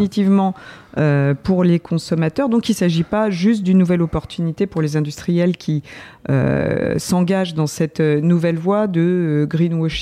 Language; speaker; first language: French; native; French